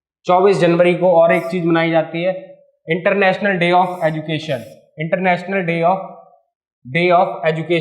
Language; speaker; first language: Hindi; native; Hindi